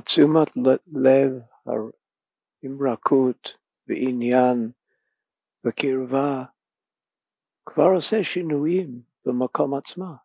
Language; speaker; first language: Hebrew; non-native, fluent; English